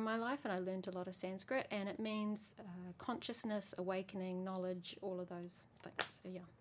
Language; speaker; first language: English; native; English